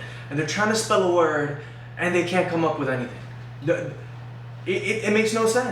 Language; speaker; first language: English; native; English